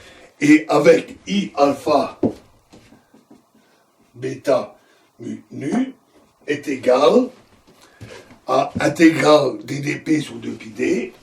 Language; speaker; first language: French; native; French